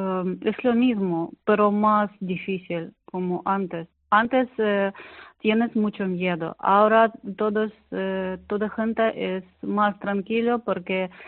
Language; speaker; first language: Spanish; non-native, learner; Ukrainian